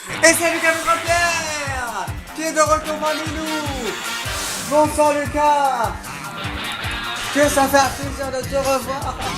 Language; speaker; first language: French; native; French